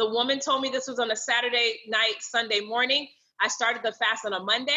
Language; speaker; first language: English; native; English